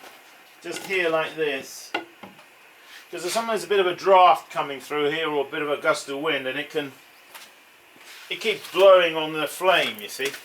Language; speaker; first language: English; native; English